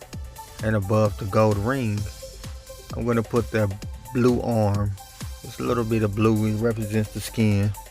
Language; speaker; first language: English; native; English